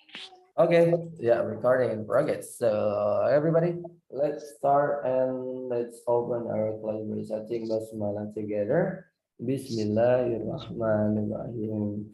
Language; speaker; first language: English; non-native, learner; Indonesian